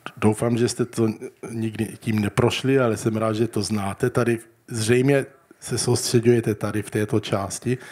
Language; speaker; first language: Czech; early bilingual, heritage; Czech